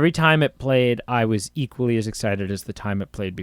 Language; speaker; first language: English; native; English